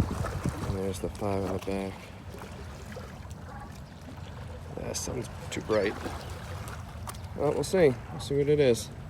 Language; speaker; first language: English; native; English